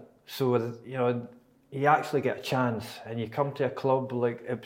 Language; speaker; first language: English; native; English